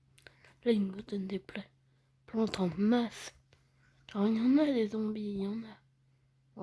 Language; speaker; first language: French; native; French